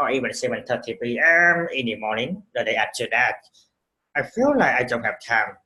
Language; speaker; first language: English; non-native, fluent; Vietnamese